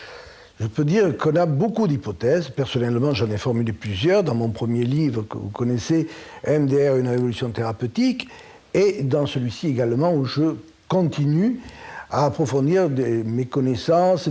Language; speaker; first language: French; native; French